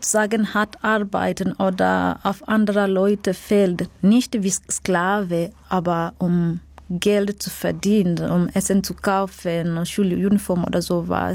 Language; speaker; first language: German; non-native, fluent; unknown